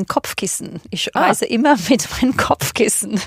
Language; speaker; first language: German; non-native, fluent; Hebrew